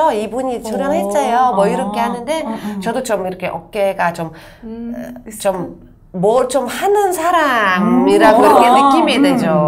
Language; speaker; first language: Korean; non-native, fluent; Russian